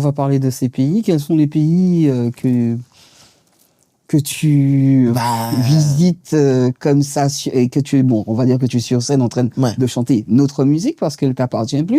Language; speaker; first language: French; native; French